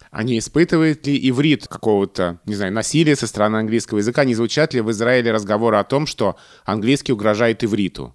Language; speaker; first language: Russian; native; Russian